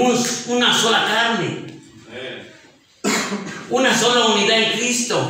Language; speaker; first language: Spanish; native; Spanish